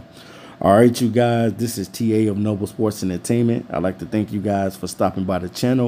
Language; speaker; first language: English; native; English